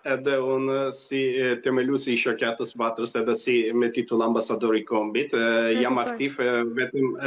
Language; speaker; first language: Albanian; early bilingual, heritage; Albanian